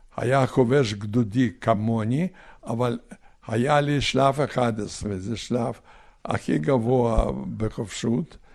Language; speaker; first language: Hebrew; non-native, fluent; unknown